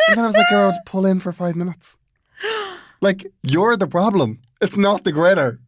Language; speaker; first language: English; native; English